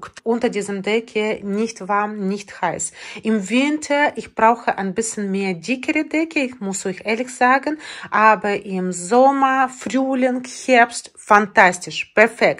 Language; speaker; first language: German; non-native, fluent; Russian